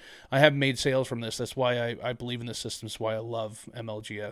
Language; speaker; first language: English; native; English